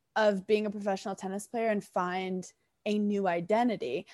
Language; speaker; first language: English; native; English